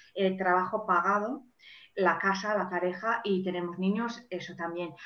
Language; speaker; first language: Spanish; non-native, fluent; English